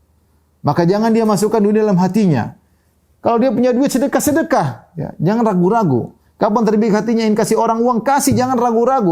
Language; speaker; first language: Indonesian; native; Indonesian